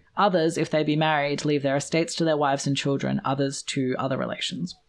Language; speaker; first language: English; native; English